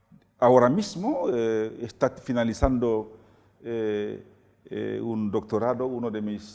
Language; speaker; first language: Spanish; non-native, fluent; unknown